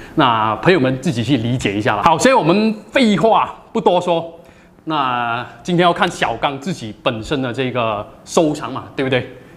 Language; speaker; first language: Chinese; native; Chinese